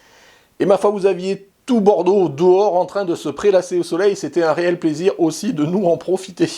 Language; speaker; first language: French; native; French